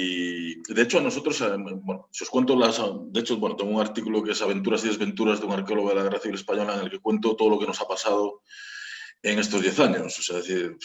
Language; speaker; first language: Spanish; native; Spanish